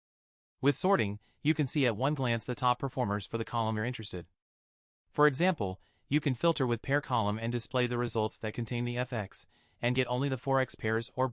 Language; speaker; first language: English; non-native, fluent; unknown